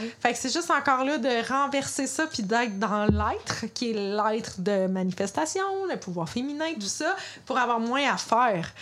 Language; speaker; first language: French; native; French